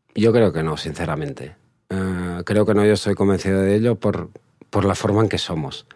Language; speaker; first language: Spanish; native; Spanish